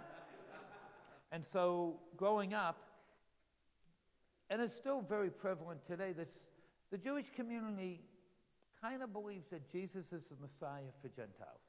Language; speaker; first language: English; native; English